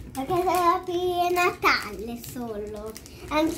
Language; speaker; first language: Italian; early bilingual, other home language; Portuguese